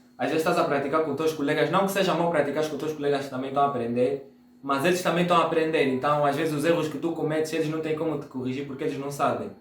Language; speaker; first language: Portuguese; native; Portuguese